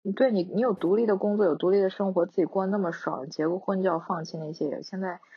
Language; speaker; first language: Chinese; non-native, local second language; Korean